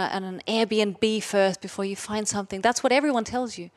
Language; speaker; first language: English; non-native, fluent; German